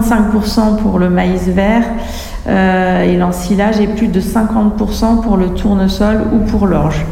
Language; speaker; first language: French; native; French